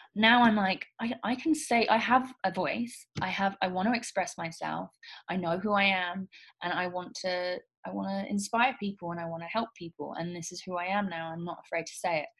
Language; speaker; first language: English; native; English